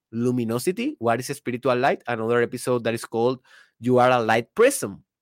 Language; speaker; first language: English; non-native, fluent; Spanish